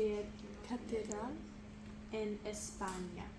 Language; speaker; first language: Spanish; non-native, learner; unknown